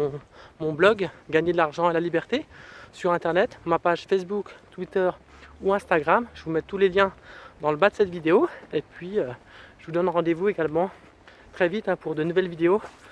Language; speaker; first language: French; native; French